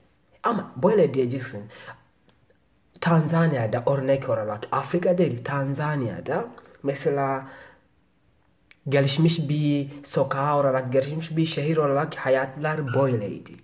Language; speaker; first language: Turkish; non-native, learner; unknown